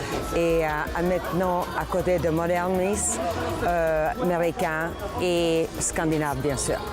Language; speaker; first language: French; non-native, fluent; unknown